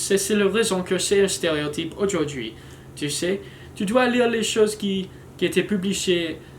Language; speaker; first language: French; non-native, learner; English